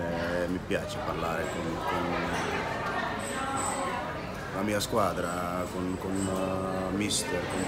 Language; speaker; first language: Italian; non-native, learner; Dutch